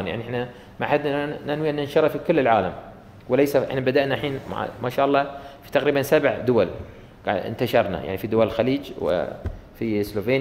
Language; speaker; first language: Arabic; native; Arabic